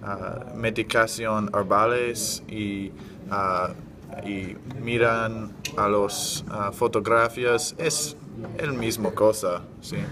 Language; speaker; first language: Spanish; non-native, learner; English